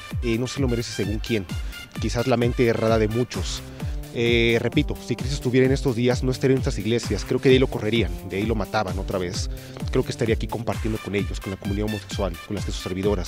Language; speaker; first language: Spanish; native; Spanish